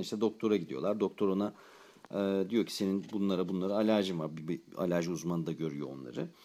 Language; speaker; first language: Turkish; native; Turkish